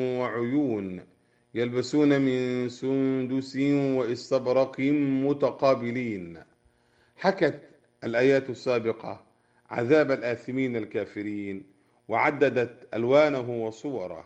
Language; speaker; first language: Arabic; native; Arabic